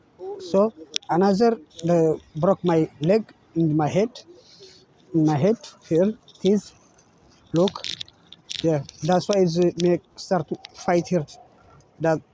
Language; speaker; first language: English; non-native, learner; Tigrinya